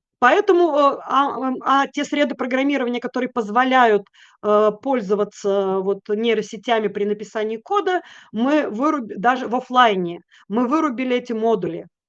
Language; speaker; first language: Russian; native; Russian